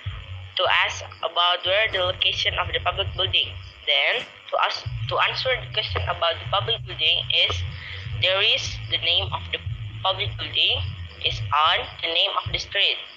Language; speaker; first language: English; non-native, learner; Indonesian